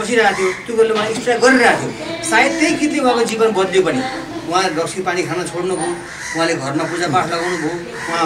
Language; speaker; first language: Nepali; native; Nepali